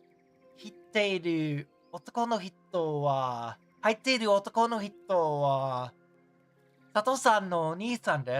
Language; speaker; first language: Japanese; non-native, learner; English